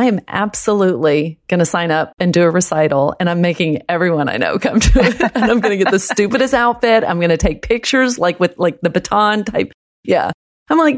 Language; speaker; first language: English; early bilingual, other home language; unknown